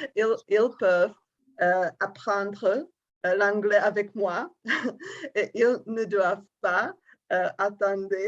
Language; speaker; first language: French; non-native, fluent; Czech